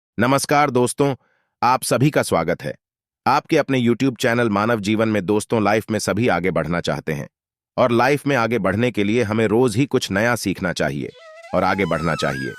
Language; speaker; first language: Hindi; native; Hindi